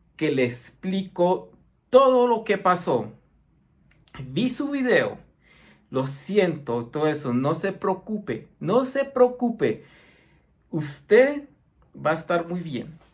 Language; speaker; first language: Spanish; early bilingual, heritage; Spanish